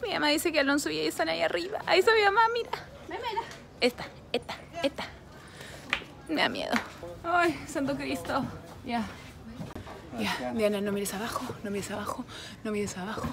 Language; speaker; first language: Spanish; native; Spanish